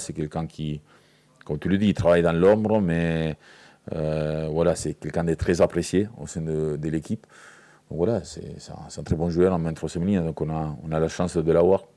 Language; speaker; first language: French; native; French